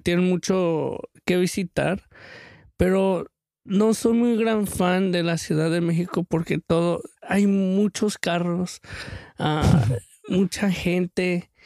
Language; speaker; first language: Spanish; early bilingual, other home language; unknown